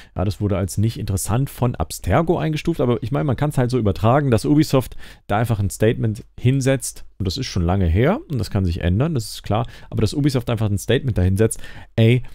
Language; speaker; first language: German; native; German